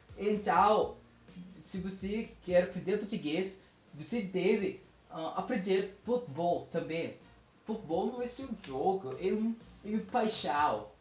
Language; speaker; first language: Portuguese; non-native, learner; Filipino